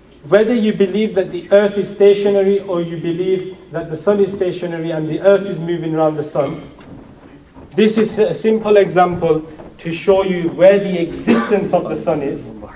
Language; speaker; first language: English; early bilingual, other home language; Urdu